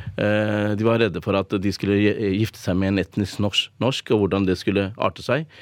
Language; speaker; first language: Norwegian; early bilingual, other home language; Urdu